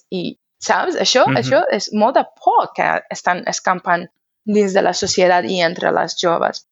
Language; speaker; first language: Catalan; non-native, fluent; Persian